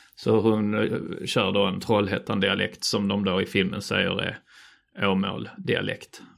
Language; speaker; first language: Swedish; native; Swedish